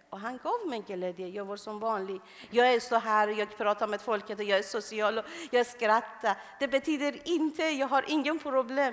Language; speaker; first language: Swedish; non-native, fluent; Persian